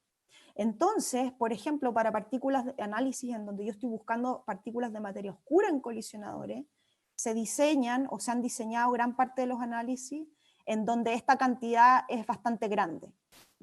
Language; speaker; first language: Spanish; native; Spanish